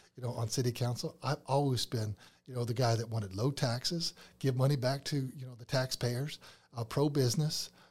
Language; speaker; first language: English; native; English